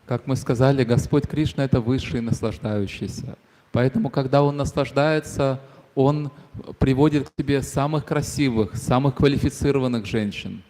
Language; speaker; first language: Russian; native; Russian